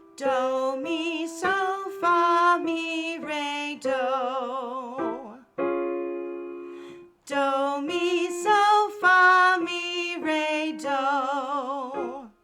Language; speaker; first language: English; native; English